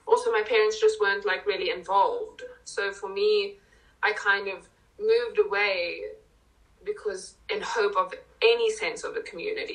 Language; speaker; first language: English; non-native, local second language; Afrikaans